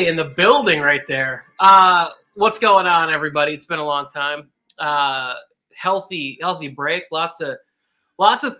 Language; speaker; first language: English; native; English